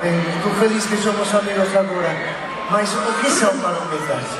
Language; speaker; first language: Portuguese; non-native, learner; Spanish